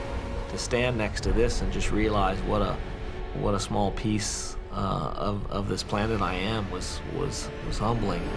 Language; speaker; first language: English; native; English